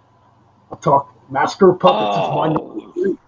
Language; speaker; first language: English; native; English